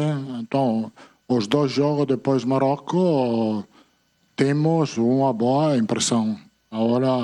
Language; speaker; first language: Portuguese; non-native, fluent; Italian